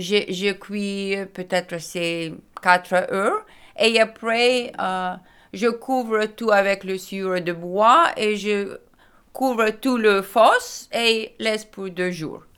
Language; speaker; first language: French; non-native, learner; Lithuanian